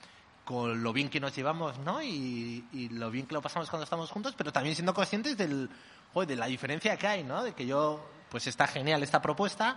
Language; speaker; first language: Spanish; native; Spanish